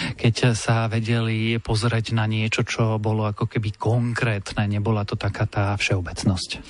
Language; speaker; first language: Slovak; native; Slovak